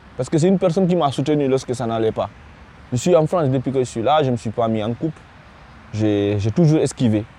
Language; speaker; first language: French; non-native, local second language; Fula